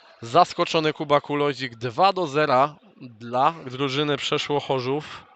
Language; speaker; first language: Polish; native; Polish